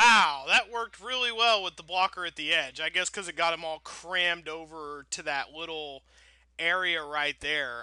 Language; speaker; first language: English; native; English